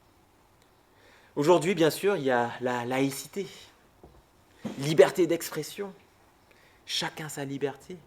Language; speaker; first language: French; native; French